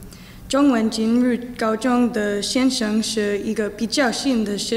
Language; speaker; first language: Chinese; non-native, learner; English